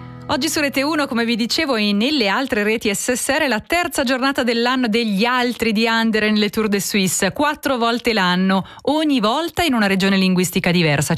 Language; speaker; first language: Italian; native; Italian